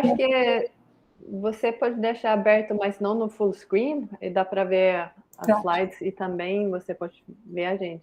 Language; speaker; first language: Portuguese; non-native, fluent; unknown